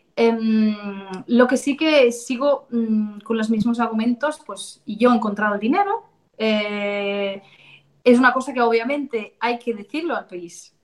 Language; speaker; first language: Spanish; non-native, fluent; Danish